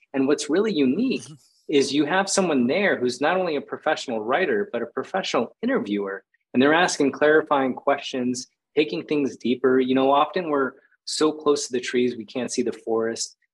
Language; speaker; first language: English; native; English